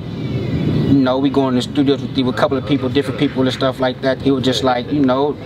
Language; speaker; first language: English; native; English